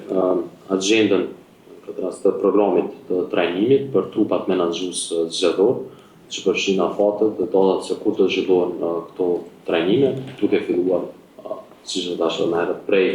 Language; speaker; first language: Albanian; native; Albanian